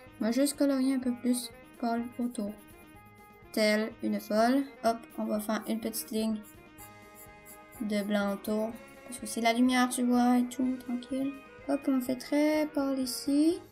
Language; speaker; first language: French; native; French